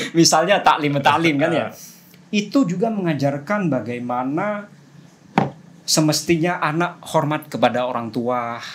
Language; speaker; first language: Indonesian; non-native, local second language; Madurese